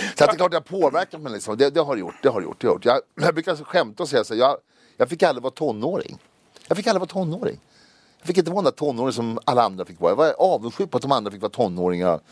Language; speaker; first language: Swedish; native; Swedish